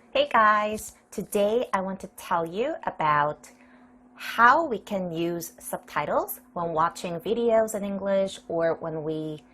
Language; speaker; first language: English; non-native, fluent; Korean